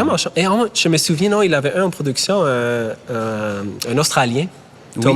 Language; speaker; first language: French; non-native, fluent; German